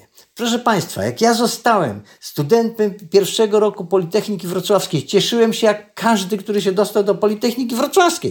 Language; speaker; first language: Polish; native; Polish